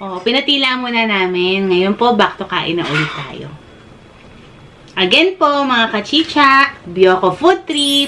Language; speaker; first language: Filipino; native; Filipino